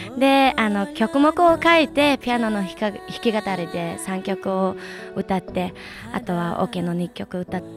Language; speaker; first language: Japanese; non-native, fluent; Mongolian